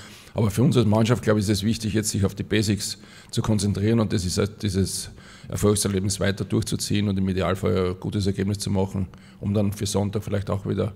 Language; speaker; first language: German; native; German